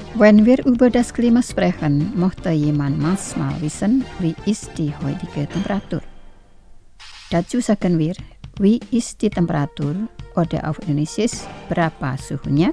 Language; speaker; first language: German; non-native, fluent; Indonesian